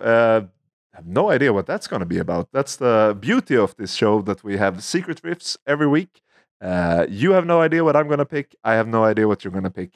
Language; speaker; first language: English; non-native, fluent; Swedish